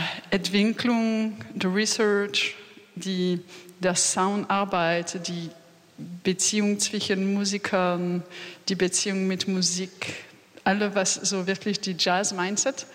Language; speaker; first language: German; non-native, fluent; French